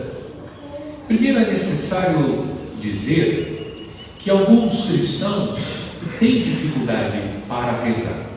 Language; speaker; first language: Portuguese; native; Portuguese